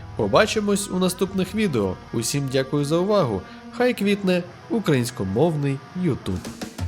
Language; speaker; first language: Ukrainian; native; Ukrainian